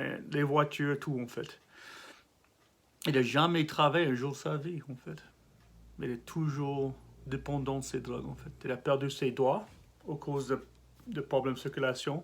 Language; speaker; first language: French; non-native, learner; English